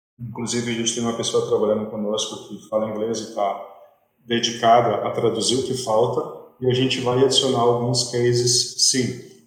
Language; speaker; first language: Portuguese; native; Portuguese